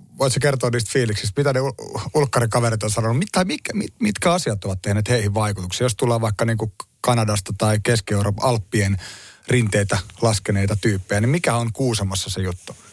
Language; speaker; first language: Finnish; native; Finnish